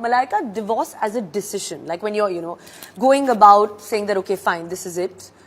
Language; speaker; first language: English; non-native, local second language; Hindi